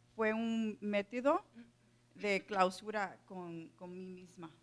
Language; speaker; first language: Spanish; early bilingual, heritage; Spanish